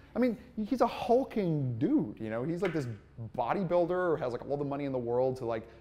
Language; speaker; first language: English; native; English